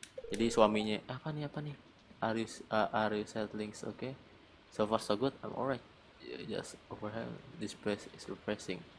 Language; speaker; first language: English; non-native, learner; Indonesian